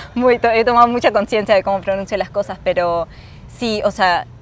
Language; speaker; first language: Spanish; native; Spanish